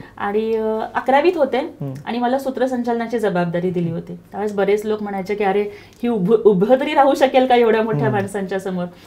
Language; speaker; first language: Marathi; non-native, local second language; Telugu